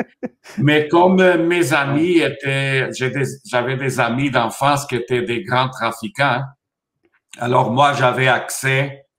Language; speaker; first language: French; non-native, fluent; Portuguese